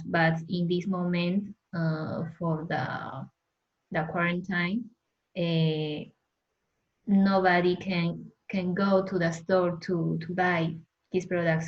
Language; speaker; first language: English; non-native, learner; Spanish